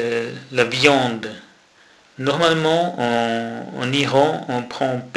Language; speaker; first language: French; non-native, local second language; German